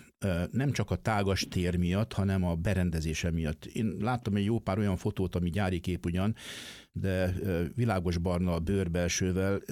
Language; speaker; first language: Hungarian; native; Hungarian